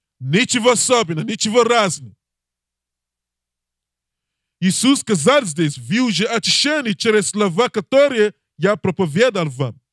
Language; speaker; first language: Russian; non-native, learner; English